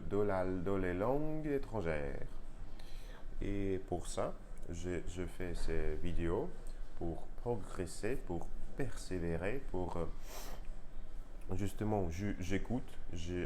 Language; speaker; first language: French; non-native, learner; Russian